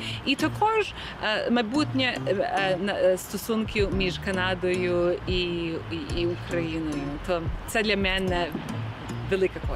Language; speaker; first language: Ukrainian; early bilingual, heritage; Ukrainian